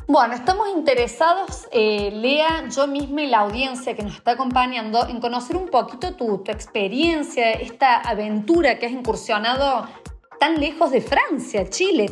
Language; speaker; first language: Spanish; native; Spanish